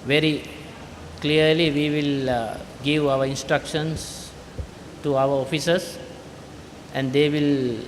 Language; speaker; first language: English; non-native, local second language; Sinhala